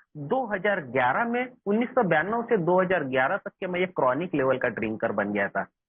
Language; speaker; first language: Hindi; non-native, local second language; Marathi